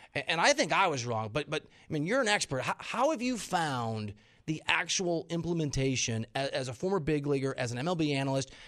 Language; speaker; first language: English; native; English